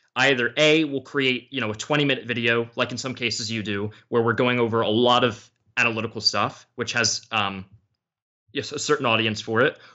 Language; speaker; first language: English; native; English